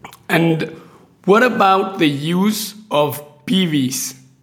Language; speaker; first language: English; non-native, fluent; Spanish